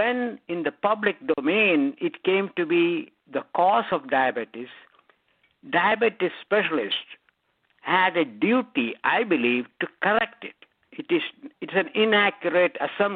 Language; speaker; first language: English; non-native, local second language; Malayalam